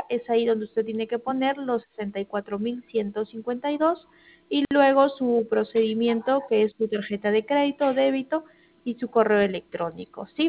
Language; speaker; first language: Spanish; native; Spanish